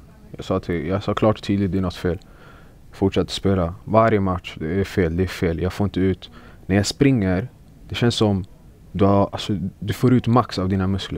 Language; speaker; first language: Swedish; early bilingual, other home language; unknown